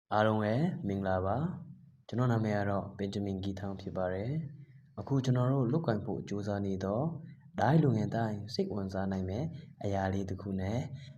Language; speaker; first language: Burmese; non-native, local second language; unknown